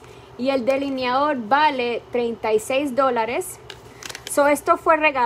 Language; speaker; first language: Spanish; early bilingual, heritage; Spanish